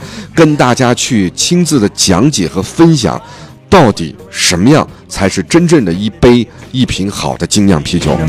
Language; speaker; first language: Chinese; native; Chinese